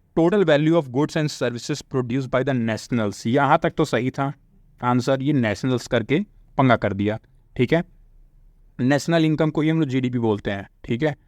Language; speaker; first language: Hindi; native; Hindi